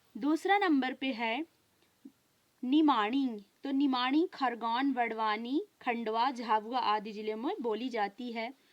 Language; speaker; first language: Hindi; native; Hindi